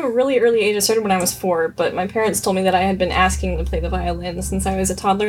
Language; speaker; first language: English; native; English